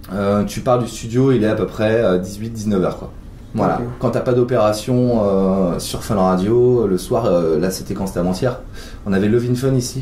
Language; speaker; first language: French; native; French